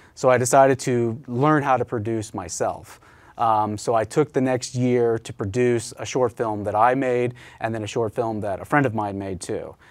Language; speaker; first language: English; native; English